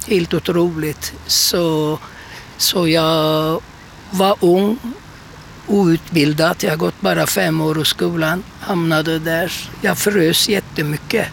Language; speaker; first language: Swedish; non-native, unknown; Turkish